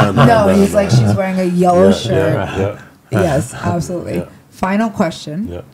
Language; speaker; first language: English; native; English